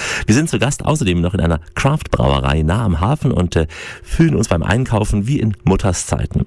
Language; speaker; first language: German; native; German